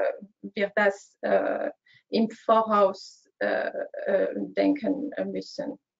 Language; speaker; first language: German; non-native, learner; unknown